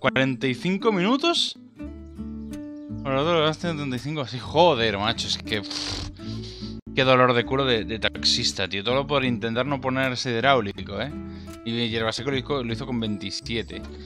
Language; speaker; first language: Spanish; native; Spanish